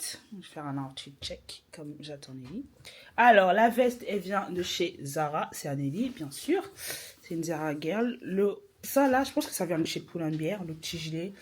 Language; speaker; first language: French; native; French